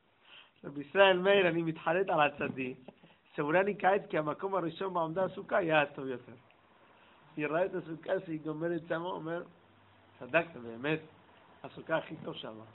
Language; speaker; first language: Hebrew; non-native, fluent; English